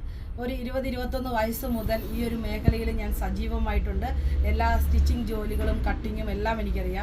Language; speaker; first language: Malayalam; native; Malayalam